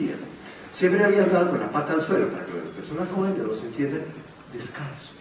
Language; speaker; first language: Spanish; native; Spanish